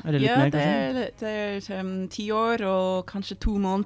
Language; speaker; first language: Norwegian; non-native, fluent; English